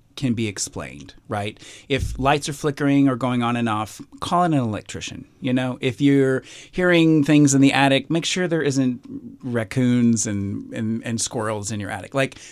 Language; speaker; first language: English; native; English